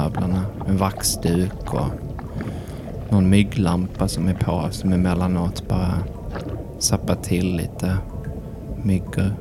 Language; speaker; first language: Swedish; native; Swedish